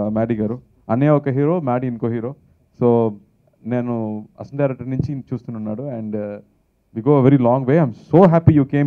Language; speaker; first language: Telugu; non-native, learner; Tamil